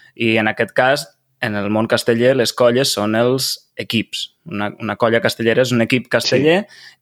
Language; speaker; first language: Catalan; native; Catalan